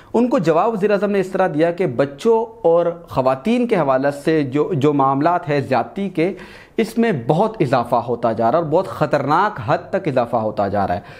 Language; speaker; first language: Urdu; native; Urdu